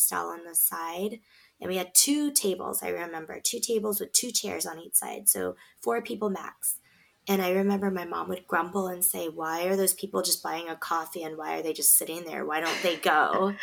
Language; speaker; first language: English; native; English